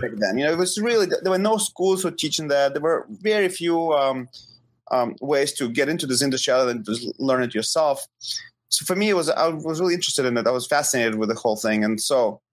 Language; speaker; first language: English; non-native, fluent; Ukrainian